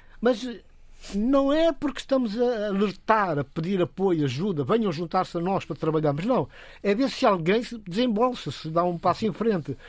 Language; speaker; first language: Portuguese; non-native, local second language; Upper Guinea Crioulo